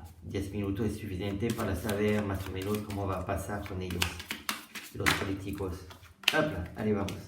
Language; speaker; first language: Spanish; non-native, learner; French